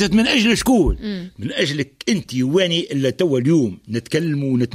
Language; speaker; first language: Arabic; native; Arabic